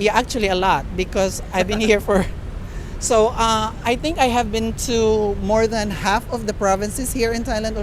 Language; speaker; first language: English; non-native, fluent; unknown